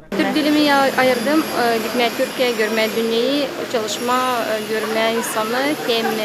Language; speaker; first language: Turkish; non-native, learner; Gagauz